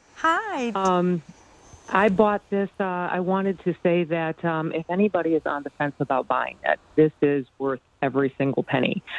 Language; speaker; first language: English; native; English